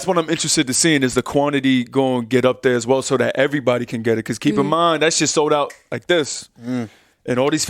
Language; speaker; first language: English; native; English